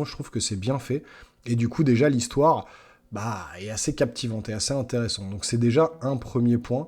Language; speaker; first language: French; native; French